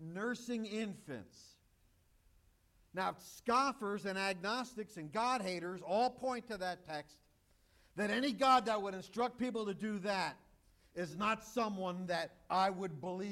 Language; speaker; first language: English; native; English